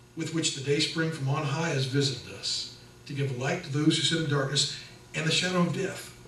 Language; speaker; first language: English; native; English